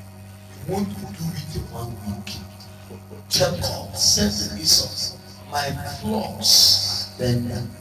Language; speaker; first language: English; non-native, local second language; Igbo